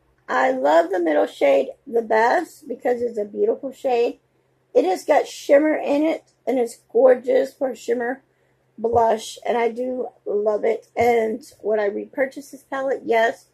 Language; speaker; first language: English; native; English